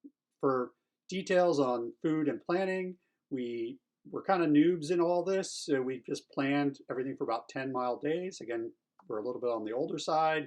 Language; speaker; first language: English; native; English